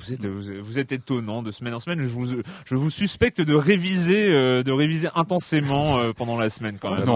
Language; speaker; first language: French; native; French